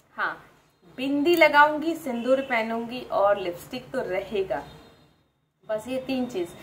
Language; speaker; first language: Hindi; non-native, local second language; Bangla